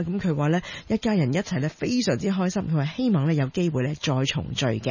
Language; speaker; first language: Cantonese; native; Cantonese